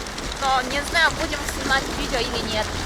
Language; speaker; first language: Russian; non-native, learner; Chinese